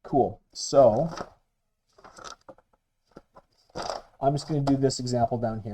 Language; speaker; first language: English; native; English